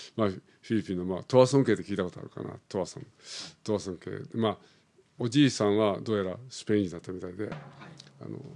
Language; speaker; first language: Japanese; native; Japanese